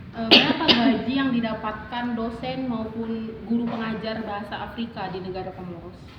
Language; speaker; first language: Indonesian; native; Indonesian